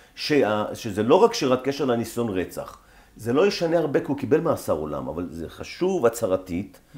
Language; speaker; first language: Hebrew; native; Hebrew